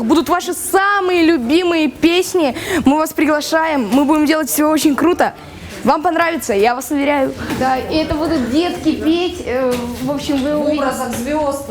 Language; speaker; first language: Russian; native; Russian